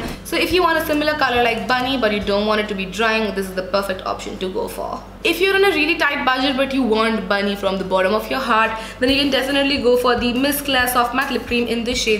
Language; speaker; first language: English; non-native, local second language; Hindi